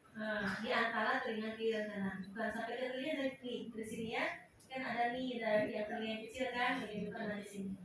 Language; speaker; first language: Indonesian; non-native, local second language; Sundanese